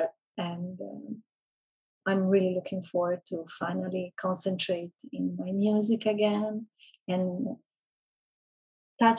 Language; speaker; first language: English; non-native, fluent; Italian